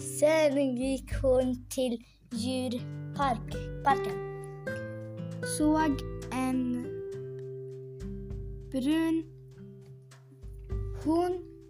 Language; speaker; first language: Swedish; non-native, learner; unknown